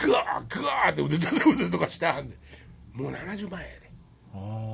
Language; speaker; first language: Japanese; native; Japanese